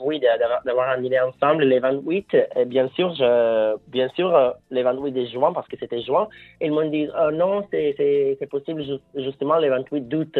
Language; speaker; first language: French; non-native, fluent; Italian